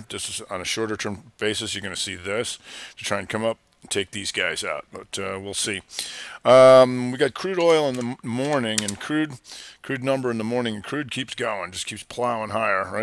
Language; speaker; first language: English; native; English